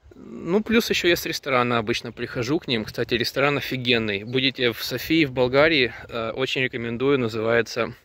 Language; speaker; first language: Russian; native; Russian